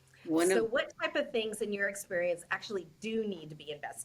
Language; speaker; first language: English; native; English